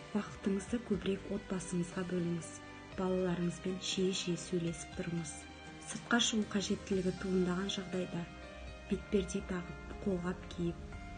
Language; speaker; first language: Kazakh; native; Kazakh